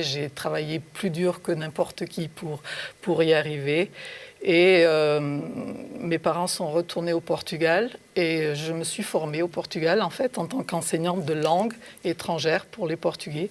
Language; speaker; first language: French; early bilingual, other home language; Portuguese